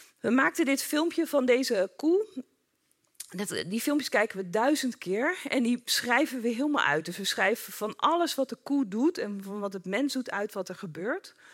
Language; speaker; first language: Dutch; native; Dutch